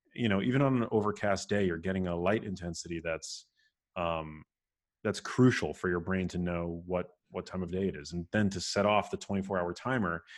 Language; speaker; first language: English; native; English